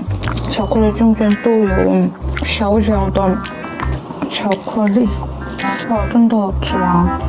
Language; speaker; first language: Chinese; non-native, learner; Korean